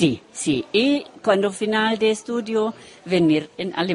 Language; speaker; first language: Spanish; non-native, learner; Romanian